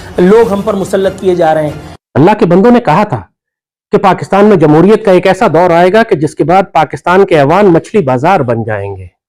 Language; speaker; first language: Urdu; native; Urdu